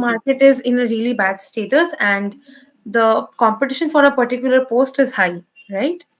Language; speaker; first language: English; non-native, local second language; Bangla